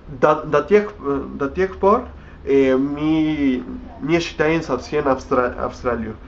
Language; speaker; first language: Russian; non-native, learner; Spanish